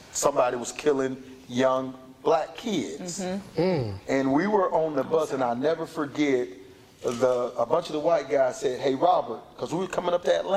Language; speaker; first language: English; native; English